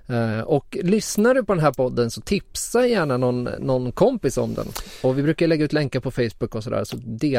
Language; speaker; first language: Swedish; native; Swedish